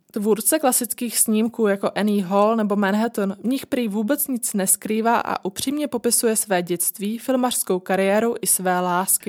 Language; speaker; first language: Czech; native; Czech